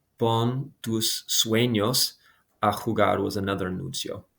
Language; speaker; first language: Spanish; non-native, fluent; English